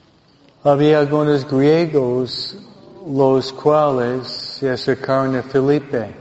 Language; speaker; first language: Spanish; non-native, fluent; English